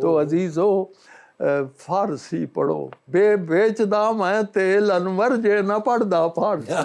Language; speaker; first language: Urdu; non-native, local second language; Punjabi